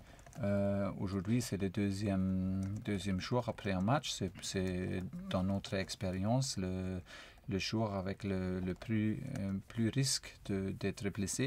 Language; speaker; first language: French; non-native, fluent; German